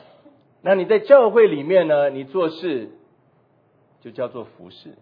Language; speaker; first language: Chinese; native; Chinese